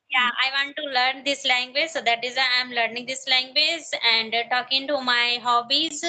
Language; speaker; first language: English; non-native, learner; Hindi